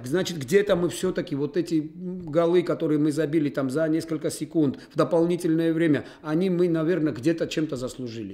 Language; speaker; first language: Russian; native; Russian